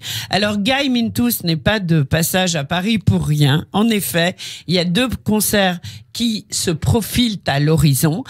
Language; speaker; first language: French; native; French